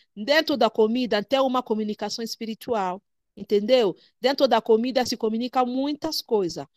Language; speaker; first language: Portuguese; non-native, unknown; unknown